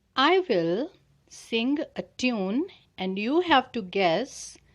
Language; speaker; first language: English; non-native, local second language; Punjabi